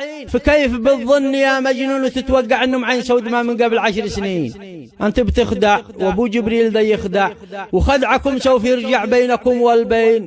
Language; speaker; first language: Arabic; native; Arabic